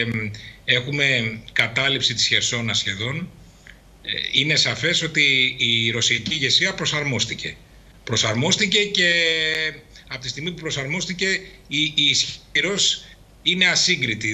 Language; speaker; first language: Greek; native; Greek